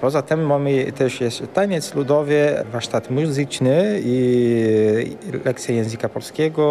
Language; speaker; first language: Polish; early bilingual, heritage; Portuguese